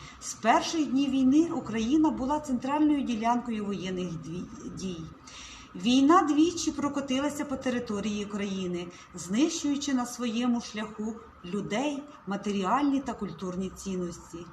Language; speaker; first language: Ukrainian; native; Ukrainian